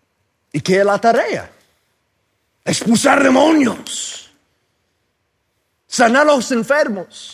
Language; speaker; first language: Spanish; non-native, fluent; English